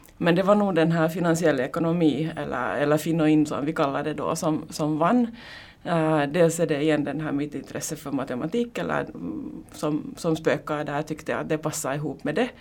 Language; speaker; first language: Swedish; native; Swedish